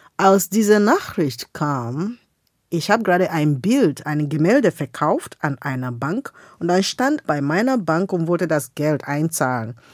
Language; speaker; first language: German; non-native, fluent; Igbo